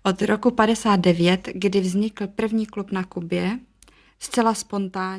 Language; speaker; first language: Czech; native; Czech